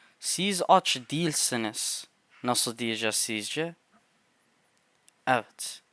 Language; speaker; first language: Turkish; non-native, fluent; English